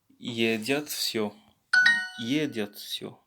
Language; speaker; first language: Russian; non-native, learner; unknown